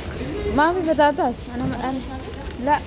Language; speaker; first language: Arabic; non-native, learner; Indonesian